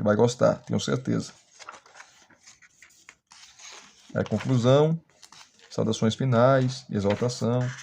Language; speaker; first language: Portuguese; native; Portuguese